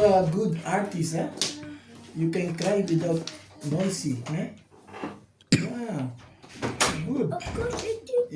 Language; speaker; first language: English; non-native, learner; Filipino